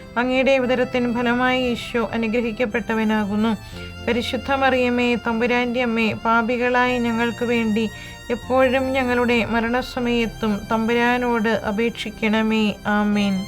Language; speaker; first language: Malayalam; native; Malayalam